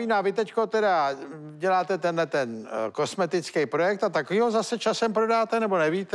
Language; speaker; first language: Czech; native; Czech